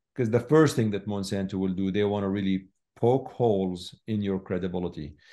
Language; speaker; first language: English; non-native, fluent; Arabic